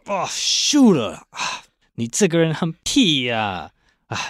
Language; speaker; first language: Chinese; non-native, fluent; English